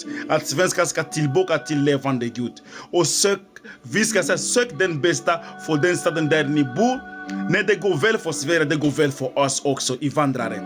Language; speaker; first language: Swedish; non-native, fluent; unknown